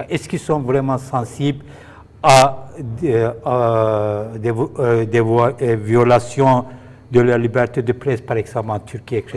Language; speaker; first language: French; non-native, fluent; Turkish